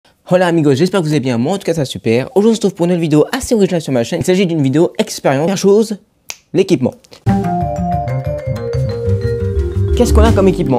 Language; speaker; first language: French; native; French